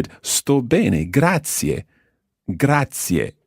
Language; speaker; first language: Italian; non-native, fluent; English